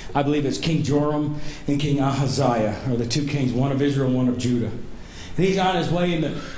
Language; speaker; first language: English; native; English